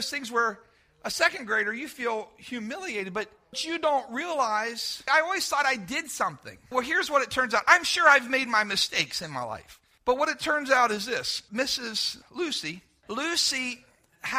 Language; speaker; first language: English; native; English